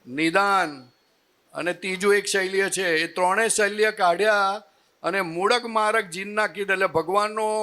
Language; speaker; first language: Gujarati; native; Gujarati